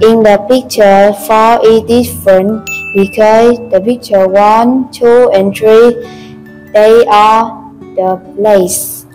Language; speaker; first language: English; non-native, learner; Vietnamese